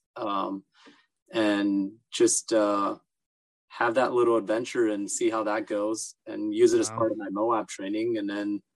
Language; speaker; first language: English; native; English